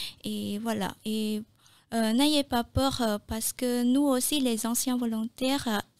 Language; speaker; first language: French; non-native, fluent; Khmer